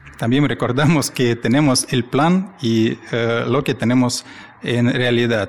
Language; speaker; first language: Spanish; non-native, fluent; Russian